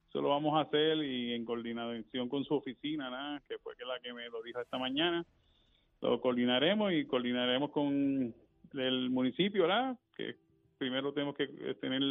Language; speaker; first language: Spanish; native; Spanish